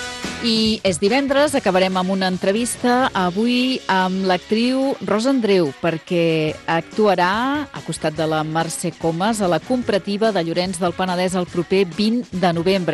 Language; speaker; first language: Catalan; native; Catalan